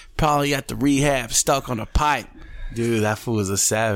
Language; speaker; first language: English; early bilingual, other home language; Spanish